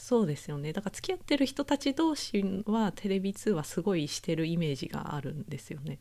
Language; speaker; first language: Japanese; native; Japanese